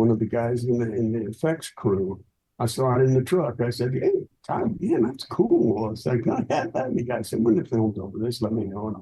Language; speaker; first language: English; native; English